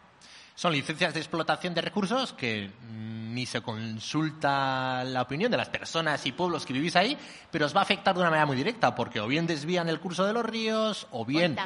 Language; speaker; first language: Spanish; native; Spanish